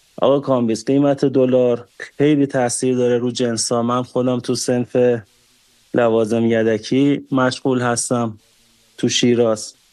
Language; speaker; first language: Persian; native; Persian